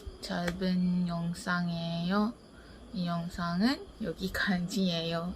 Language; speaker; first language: Korean; non-native, learner; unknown